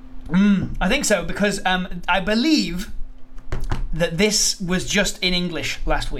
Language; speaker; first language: English; native; English